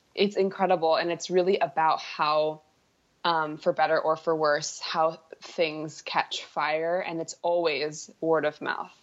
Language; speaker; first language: English; native; English